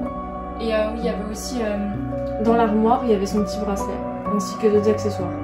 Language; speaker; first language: French; native; French